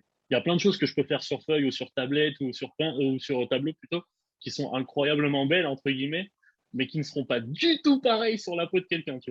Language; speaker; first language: French; native; French